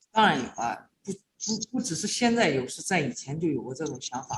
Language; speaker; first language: Chinese; native; Chinese